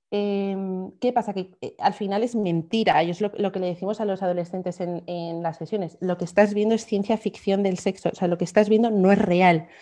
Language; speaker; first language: Spanish; native; Spanish